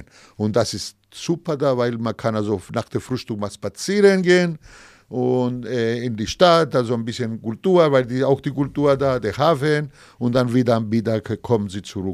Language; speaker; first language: German; non-native, fluent; Greek